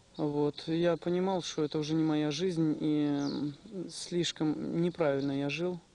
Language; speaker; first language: Russian; non-native, local second language; Ukrainian